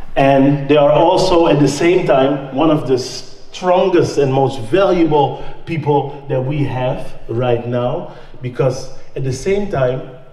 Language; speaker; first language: English; non-native, fluent; Dutch